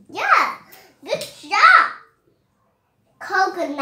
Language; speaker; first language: English; non-native, learner; Vietnamese